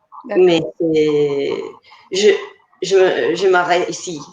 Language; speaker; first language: French; non-native, fluent; Italian